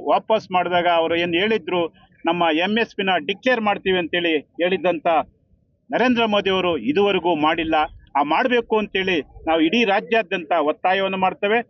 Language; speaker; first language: Kannada; native; Kannada